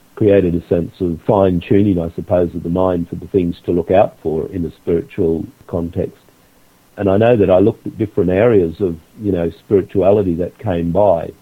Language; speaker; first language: English; native; English